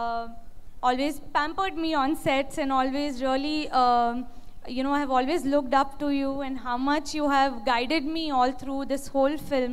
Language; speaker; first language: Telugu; non-native, learner; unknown